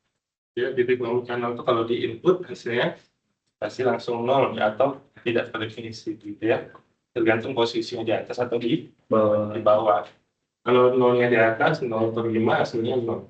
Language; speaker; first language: Indonesian; native; Indonesian